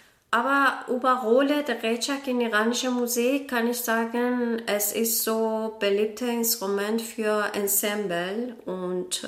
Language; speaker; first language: German; non-native, learner; Persian